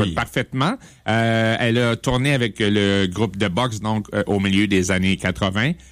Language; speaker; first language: French; native; French